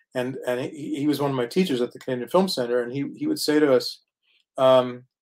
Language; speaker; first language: English; native; English